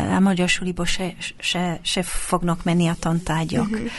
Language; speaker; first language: Hungarian; non-native, fluent; English